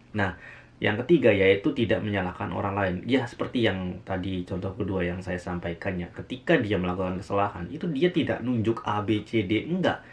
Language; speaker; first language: Indonesian; native; Indonesian